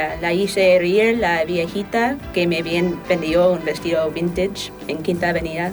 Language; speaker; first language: Spanish; non-native, fluent; English